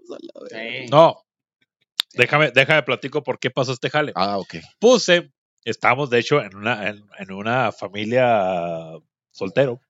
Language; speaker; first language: Spanish; native; Spanish